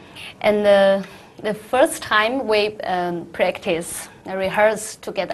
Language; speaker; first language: English; non-native, learner; Chinese